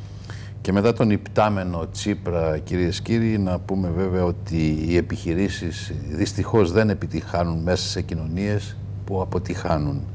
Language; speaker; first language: Greek; native; Greek